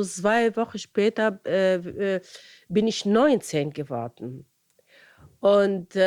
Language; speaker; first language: German; non-native, fluent; Arabic